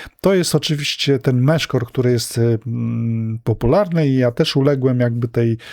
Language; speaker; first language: Polish; native; Polish